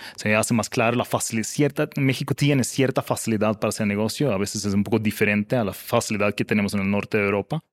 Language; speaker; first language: Spanish; non-native, fluent; Swedish